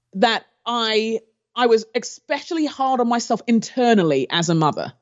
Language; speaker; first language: English; native; English